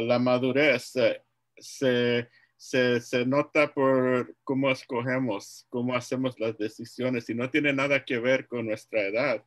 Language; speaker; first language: Spanish; early bilingual, heritage; Spanish